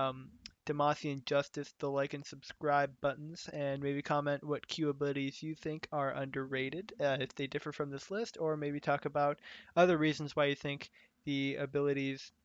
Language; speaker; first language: English; native; English